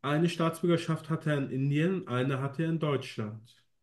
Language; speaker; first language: German; native; German